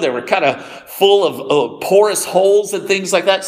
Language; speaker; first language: English; native; English